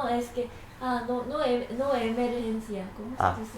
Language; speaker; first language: Spanish; non-native, learner; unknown